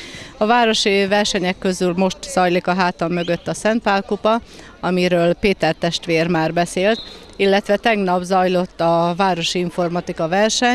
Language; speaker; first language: Hungarian; native; Hungarian